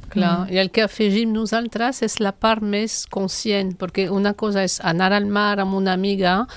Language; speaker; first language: Catalan; non-native, fluent; French